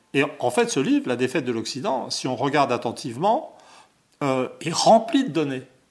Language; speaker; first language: French; native; French